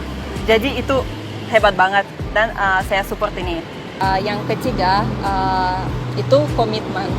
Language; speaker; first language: Indonesian; non-native, fluent; Russian